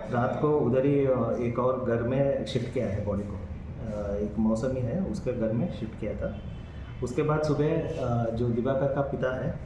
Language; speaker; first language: Hindi; non-native, local second language; Bangla